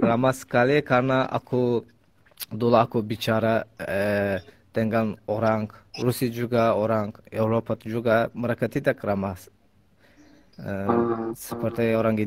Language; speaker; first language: Indonesian; non-native, learner; Azerbaijani